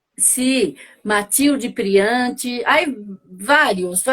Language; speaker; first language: Spanish; non-native, learner; Portuguese